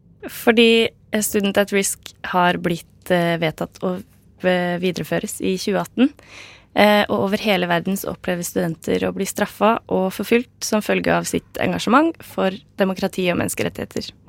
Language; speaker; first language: Norwegian; native; Norwegian